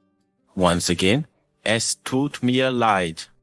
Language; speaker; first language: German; non-native, fluent; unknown